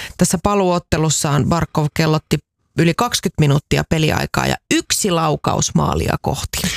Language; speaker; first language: Finnish; native; Finnish